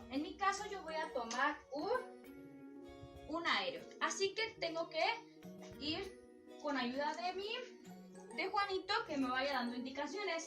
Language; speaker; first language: Spanish; native; Spanish